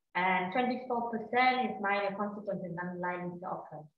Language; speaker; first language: English; non-native, fluent; Vietnamese